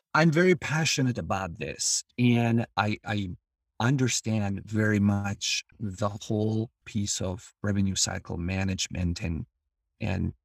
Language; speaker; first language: English; non-native, fluent; Albanian